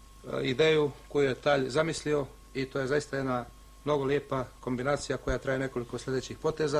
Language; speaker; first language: Bosnian; native; Bosnian